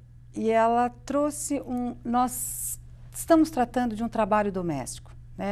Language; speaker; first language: Portuguese; native; Portuguese